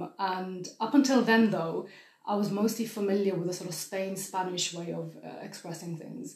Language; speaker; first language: English; non-native, fluent; German